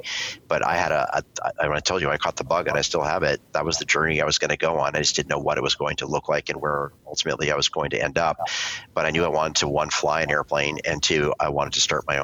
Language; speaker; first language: English; native; English